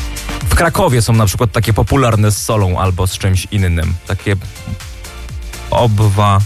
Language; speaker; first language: Polish; native; Polish